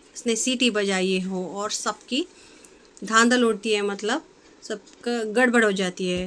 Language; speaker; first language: Hindi; non-native, local second language; Marathi